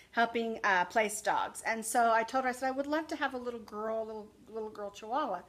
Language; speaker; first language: English; native; English